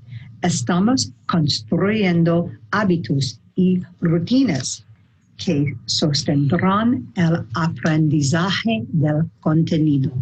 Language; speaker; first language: Spanish; non-native, learner; English